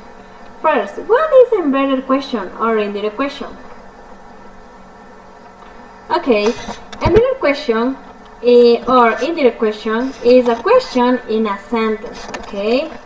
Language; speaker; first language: English; non-native, fluent; Spanish